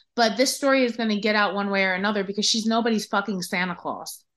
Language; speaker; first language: English; native; English